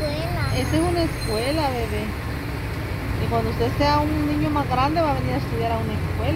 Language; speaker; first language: Spanish; native; Spanish